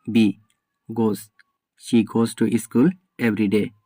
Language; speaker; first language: English; non-native, local second language; Assamese